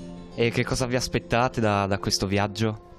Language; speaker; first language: Italian; native; Italian